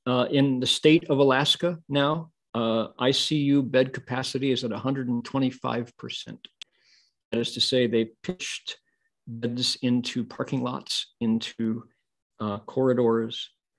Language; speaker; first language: English; native; English